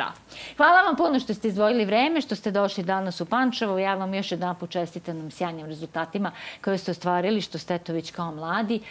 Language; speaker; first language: Croatian; native; Croatian